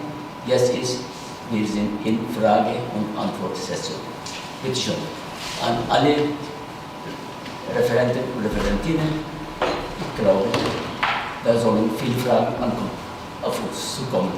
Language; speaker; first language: German; non-native, fluent; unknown